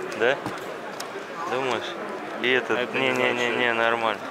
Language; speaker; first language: Russian; native; Russian